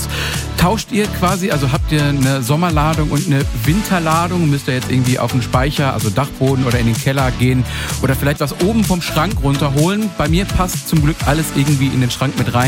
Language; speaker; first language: German; native; German